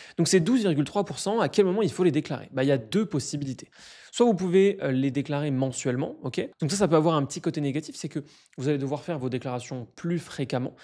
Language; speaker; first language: French; native; French